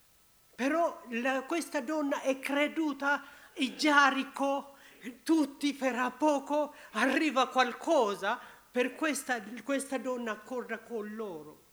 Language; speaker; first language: Italian; non-native, learner; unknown